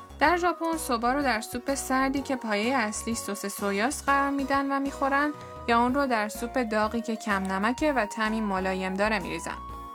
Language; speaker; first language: Persian; native; Persian